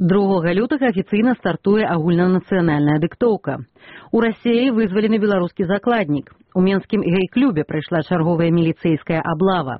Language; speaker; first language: Belarusian; native; Belarusian